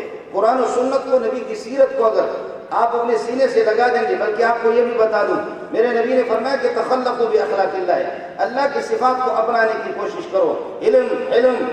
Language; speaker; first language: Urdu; non-native, local second language; Brahui